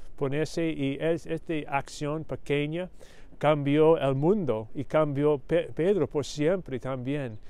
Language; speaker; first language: Spanish; non-native, learner; English